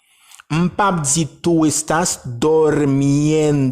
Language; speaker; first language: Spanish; non-native, fluent; Haitian Creole